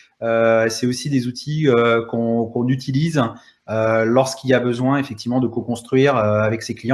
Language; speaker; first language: French; native; French